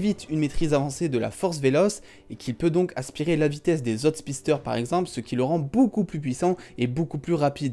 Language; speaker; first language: French; native; French